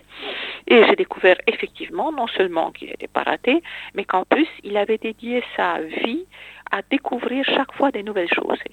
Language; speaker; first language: French; non-native, fluent; Romanian